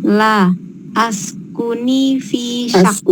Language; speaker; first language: Arabic; non-native, learner; Indonesian